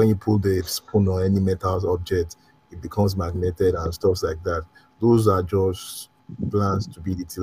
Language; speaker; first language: English; non-native, local second language; Yoruba